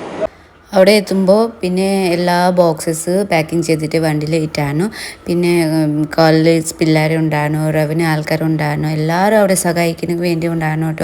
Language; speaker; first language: Malayalam; non-native, local second language; Nepali